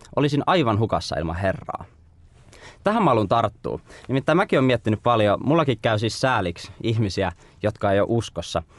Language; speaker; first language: Finnish; native; Finnish